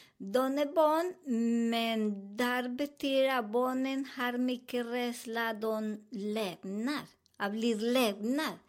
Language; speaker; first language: Swedish; non-native, learner; Spanish